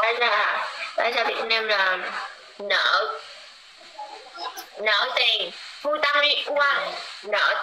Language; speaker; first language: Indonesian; non-native, learner; Vietnamese